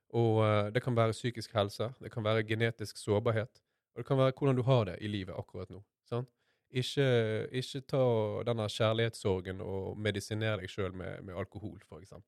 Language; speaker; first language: Norwegian; native; Norwegian